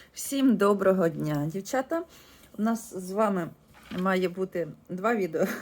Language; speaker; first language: Ukrainian; non-native, local second language; Russian